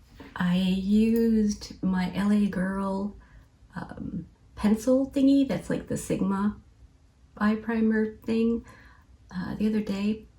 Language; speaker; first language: English; native; English